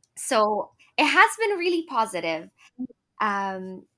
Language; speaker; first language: English; non-native, fluent; Arabic